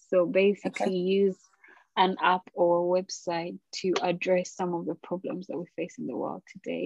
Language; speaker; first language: English; non-native, local second language; Ganda